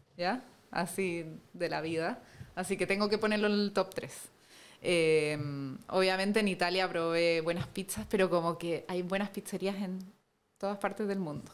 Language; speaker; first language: Spanish; native; Spanish